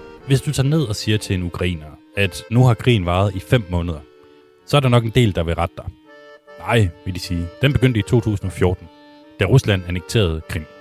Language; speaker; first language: Danish; native; Danish